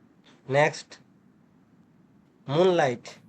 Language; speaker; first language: English; non-native, learner; Urdu